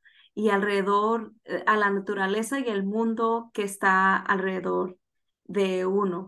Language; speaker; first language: Spanish; early bilingual, heritage; Spanish